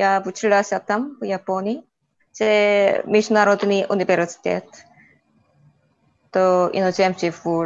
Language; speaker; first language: Ukrainian; non-native, learner; Korean